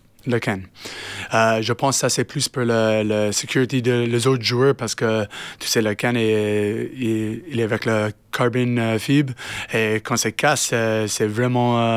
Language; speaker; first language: French; non-native, learner; English